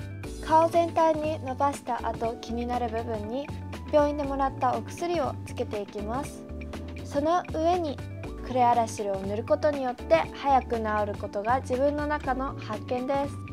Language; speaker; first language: Japanese; early bilingual, heritage; Japanese